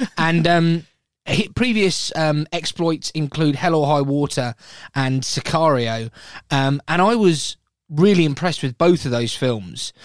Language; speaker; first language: English; native; English